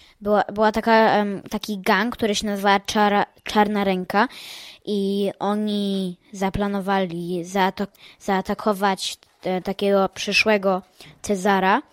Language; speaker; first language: Polish; early bilingual, heritage; Polish